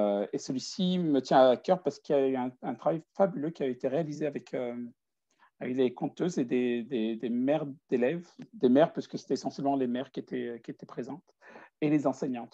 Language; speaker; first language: French; native; French